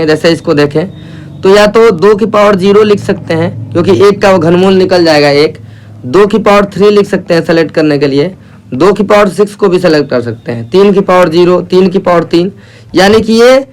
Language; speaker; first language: Hindi; native; Hindi